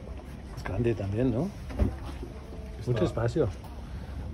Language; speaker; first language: Spanish; non-native, fluent; English